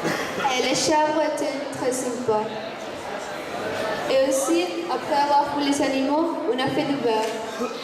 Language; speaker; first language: French; non-native, learner; Spanish